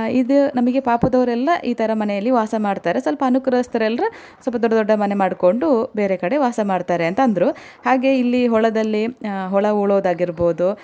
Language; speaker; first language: Kannada; non-native, local second language; Tulu